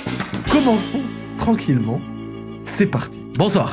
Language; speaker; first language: French; native; French